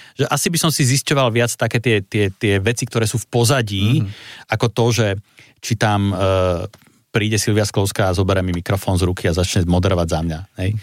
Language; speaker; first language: Slovak; native; Slovak